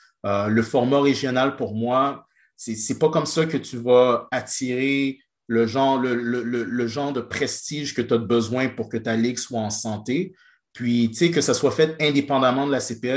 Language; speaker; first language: French; native; French